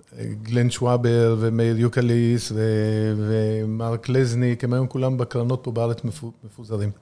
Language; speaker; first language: Hebrew; native; Hebrew